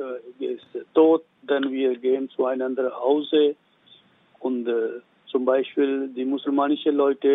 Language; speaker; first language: German; non-native, learner; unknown